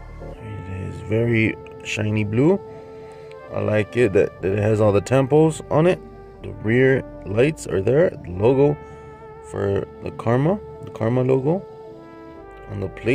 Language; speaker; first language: English; early bilingual, other home language; Spanish